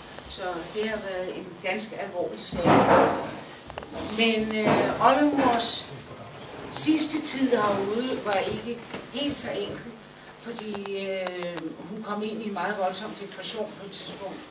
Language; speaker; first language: Danish; native; Danish